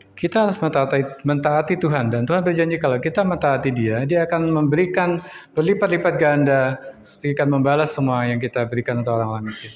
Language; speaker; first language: Indonesian; native; Indonesian